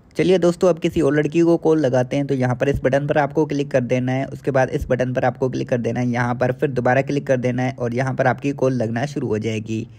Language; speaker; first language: Hindi; native; Hindi